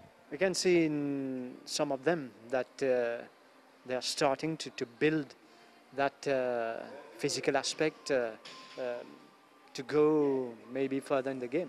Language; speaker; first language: English; non-native, local second language; Morisyen